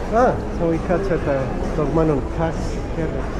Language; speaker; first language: Finnish; non-native, learner; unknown